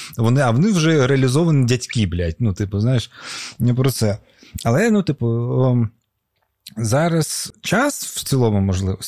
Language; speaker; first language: Ukrainian; non-native, local second language; Russian